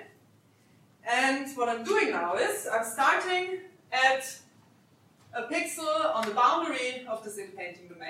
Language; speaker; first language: English; non-native, fluent; German